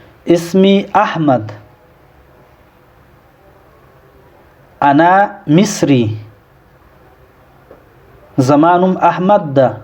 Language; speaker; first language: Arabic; non-native, fluent; Pashto